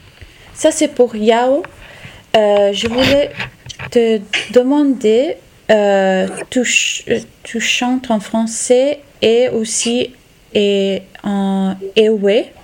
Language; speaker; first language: French; non-native, learner; Italian